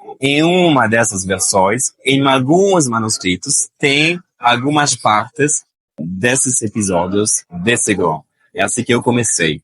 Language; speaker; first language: Portuguese; non-native, fluent; Italian